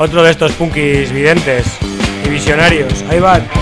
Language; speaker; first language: Spanish; native; Spanish